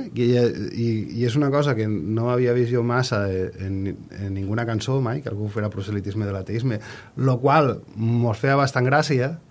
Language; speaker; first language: Catalan; native; Catalan